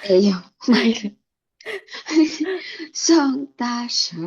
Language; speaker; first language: Chinese; non-native, learner; Indonesian